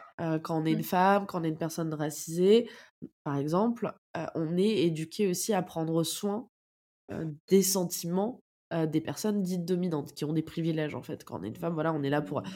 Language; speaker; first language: French; native; French